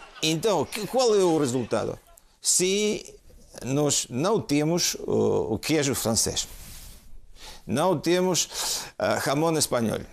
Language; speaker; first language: Portuguese; non-native, fluent; Russian